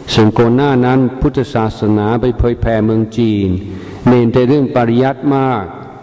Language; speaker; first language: Thai; non-native, fluent; English